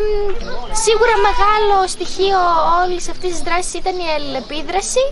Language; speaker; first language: Greek; native; Greek